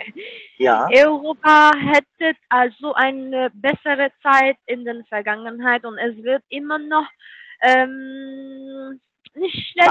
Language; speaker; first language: German; non-native, fluent; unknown